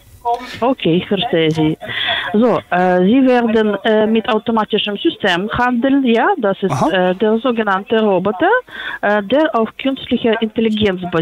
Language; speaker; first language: German; non-native, fluent; Polish